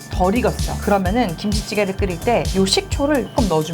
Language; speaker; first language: Korean; native; Korean